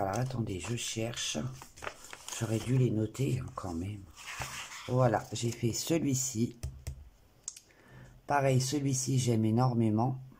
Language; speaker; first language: French; native; French